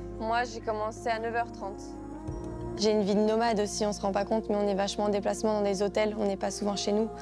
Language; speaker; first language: French; early bilingual, other home language; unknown